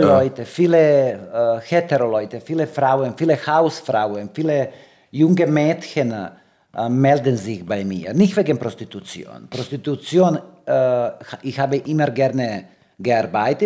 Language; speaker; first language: German; non-native, learner; Serbian